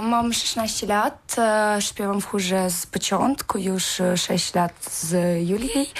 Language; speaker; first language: Polish; non-native, learner; Ukrainian